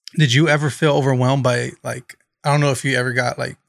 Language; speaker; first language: English; native; English